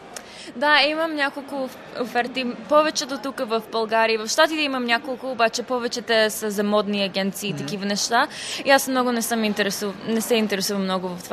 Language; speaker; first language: Bulgarian; early bilingual, heritage; Bulgarian